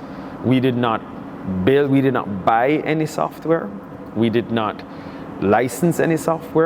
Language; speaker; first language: English; native; English